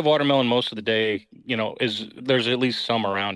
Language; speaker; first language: English; native; English